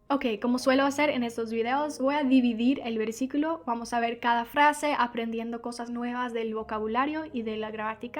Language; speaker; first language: Spanish; non-native, fluent; English